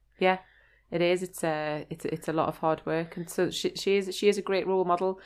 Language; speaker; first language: English; native; English